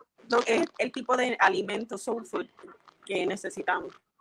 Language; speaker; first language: Spanish; native; Spanish